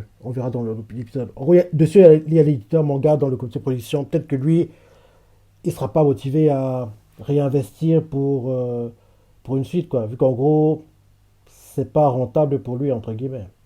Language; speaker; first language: French; native; French